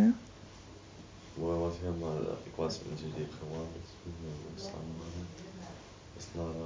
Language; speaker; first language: Dutch; non-native, learner; Arabic